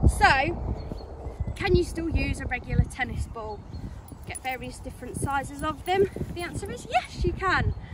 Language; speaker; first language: English; native; English